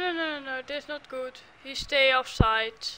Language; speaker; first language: English; non-native, learner; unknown